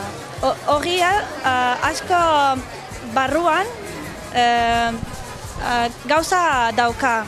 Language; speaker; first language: Basque; non-native, learner; Arabic